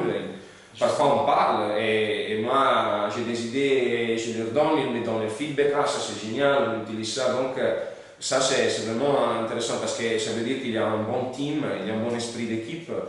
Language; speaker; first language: French; non-native, learner; Italian